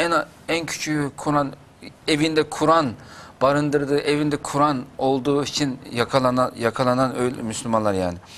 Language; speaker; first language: Turkish; non-native, fluent; Uyghur